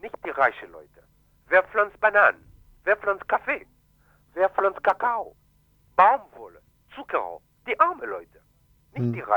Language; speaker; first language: German; non-native, fluent; Haitian Creole